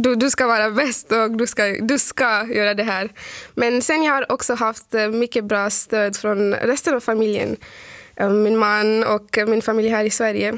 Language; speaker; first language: Swedish; non-native, fluent; Urdu